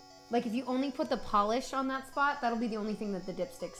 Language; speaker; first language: English; native; English